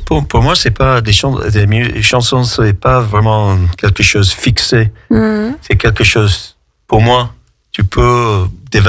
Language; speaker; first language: French; non-native, fluent; English